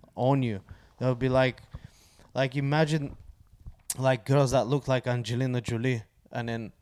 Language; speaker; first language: English; non-native, fluent; Bulgarian